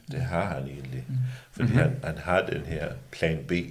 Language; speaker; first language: Danish; early bilingual, other home language; English